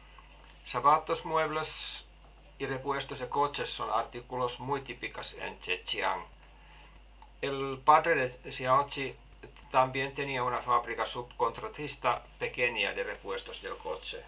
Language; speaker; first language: Spanish; non-native, fluent; Finnish